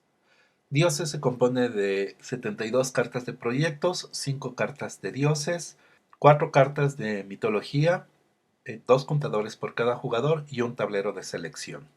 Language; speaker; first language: Spanish; native; Spanish